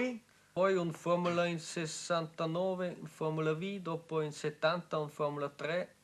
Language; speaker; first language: Italian; non-native, learner; German